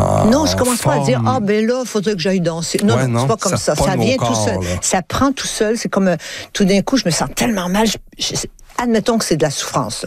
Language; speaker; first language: French; native; French